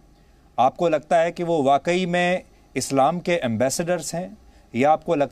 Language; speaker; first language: Hindi; native; Hindi